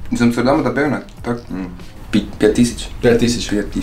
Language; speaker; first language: Russian; non-native, learner; Dutch